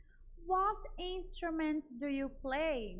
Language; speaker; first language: English; non-native, fluent; Portuguese